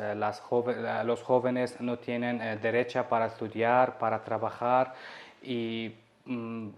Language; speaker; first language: Spanish; non-native, learner; Persian